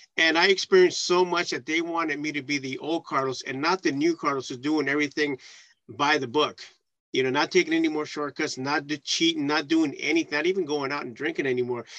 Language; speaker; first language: English; early bilingual, other home language; Spanish